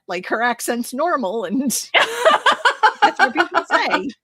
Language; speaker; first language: English; native; English